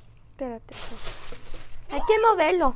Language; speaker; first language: Spanish; native; Spanish